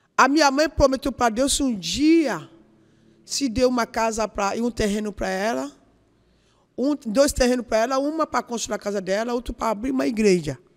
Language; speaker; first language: Portuguese; non-native, learner; Yoruba